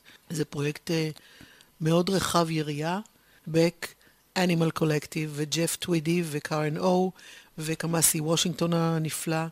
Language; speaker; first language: Hebrew; native; Hebrew